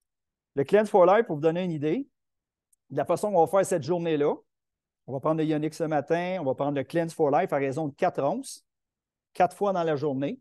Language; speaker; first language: French; native; French